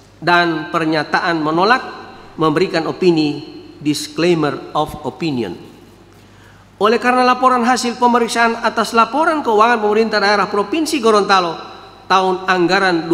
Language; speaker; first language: Indonesian; native; Indonesian